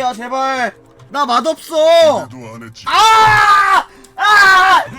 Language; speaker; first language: Korean; native; Korean